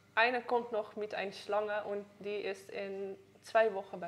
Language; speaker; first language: German; non-native, learner; Dutch